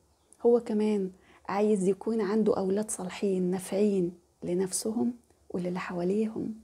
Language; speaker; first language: Arabic; native; Arabic